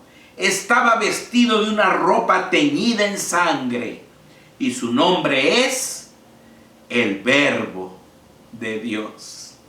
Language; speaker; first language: Spanish; native; Spanish